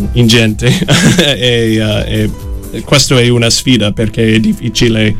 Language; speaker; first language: Italian; non-native, fluent; English